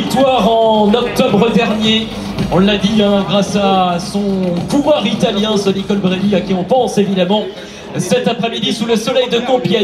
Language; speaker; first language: French; native; French